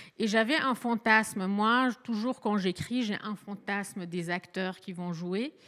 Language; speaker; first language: French; non-native, fluent; Arabic